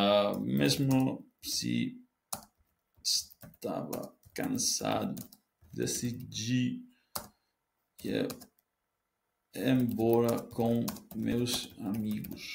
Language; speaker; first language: Portuguese; non-native, learner; Spanish